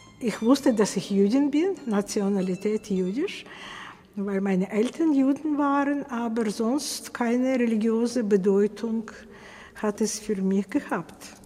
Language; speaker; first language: German; non-native, fluent; Russian